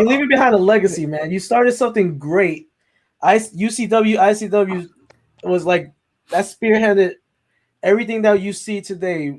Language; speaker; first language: English; native; English